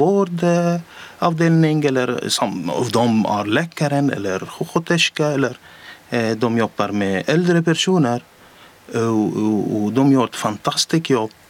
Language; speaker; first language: Swedish; non-native, learner; Arabic